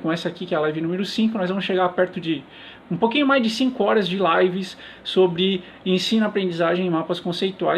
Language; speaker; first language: Portuguese; native; Portuguese